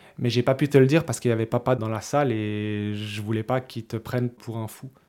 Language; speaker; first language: French; early bilingual, other home language; Spanish